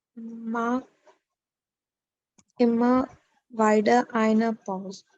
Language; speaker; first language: German; non-native, learner; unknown